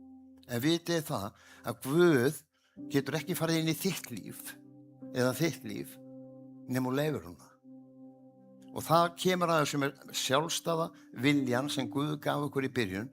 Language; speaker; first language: Icelandic; native; Icelandic